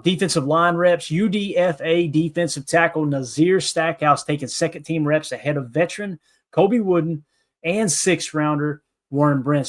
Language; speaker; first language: English; native; English